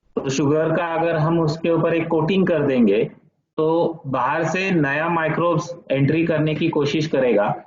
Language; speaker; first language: Hindi; non-native, local second language; Marathi